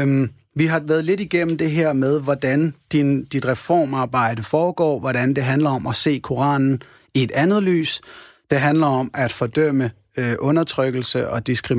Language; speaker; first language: Danish; native; Danish